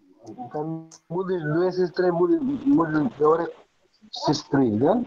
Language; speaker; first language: Russian; non-native, learner; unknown